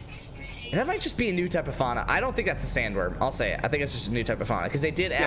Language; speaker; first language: English; native; English